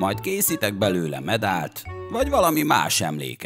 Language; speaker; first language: Hungarian; native; Hungarian